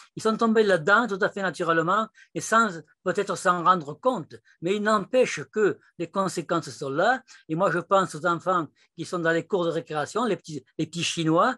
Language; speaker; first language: French; native; French